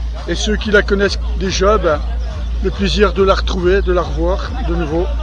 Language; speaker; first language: French; native; French